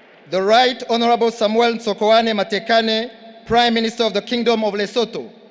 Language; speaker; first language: English; non-native, local second language; Kinyarwanda